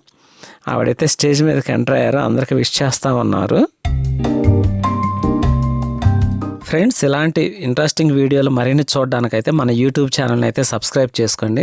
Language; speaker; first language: Telugu; native; Telugu